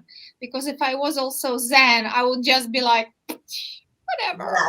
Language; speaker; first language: English; non-native, fluent; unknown